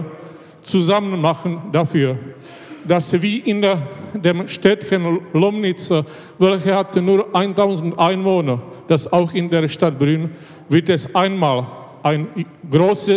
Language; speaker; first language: German; non-native, fluent; Czech